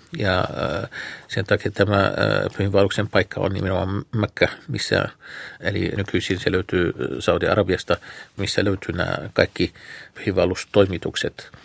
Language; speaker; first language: Finnish; non-native, fluent; Arabic